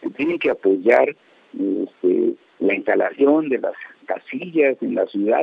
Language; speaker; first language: Spanish; native; Spanish